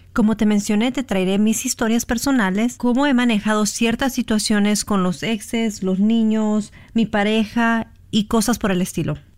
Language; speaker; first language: Spanish; early bilingual, heritage; Spanish